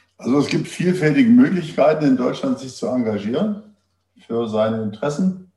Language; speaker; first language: German; native; German